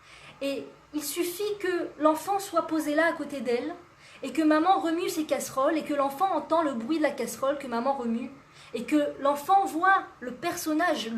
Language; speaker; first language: French; native; French